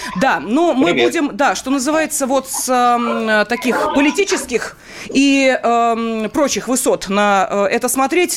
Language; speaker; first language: Russian; native; Russian